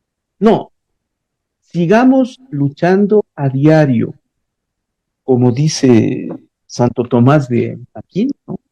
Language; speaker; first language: Spanish; native; Spanish